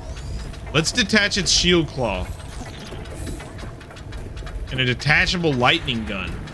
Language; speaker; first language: English; native; English